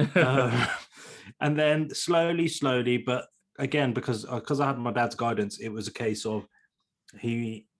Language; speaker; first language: English; native; English